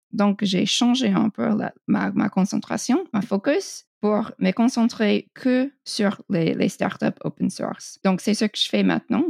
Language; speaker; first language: French; non-native, fluent; English